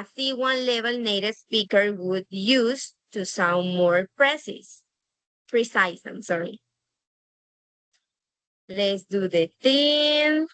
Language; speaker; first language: English; non-native, fluent; Spanish